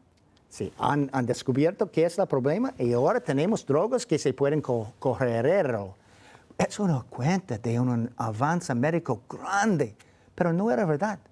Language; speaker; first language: Spanish; non-native, fluent; English